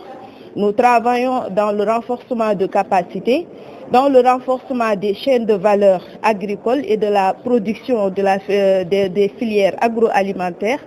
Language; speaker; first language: French; native; French